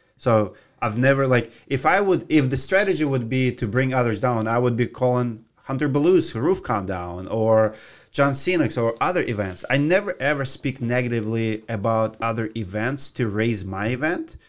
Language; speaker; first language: English; non-native, fluent; Russian